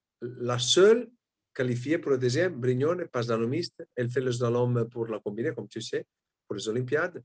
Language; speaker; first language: French; non-native, fluent; Italian